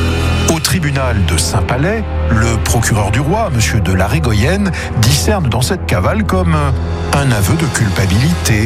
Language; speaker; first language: French; native; French